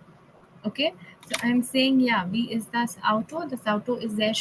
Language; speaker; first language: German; non-native, fluent; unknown